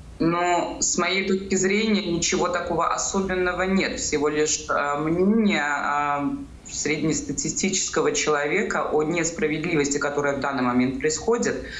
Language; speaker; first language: Russian; native; Russian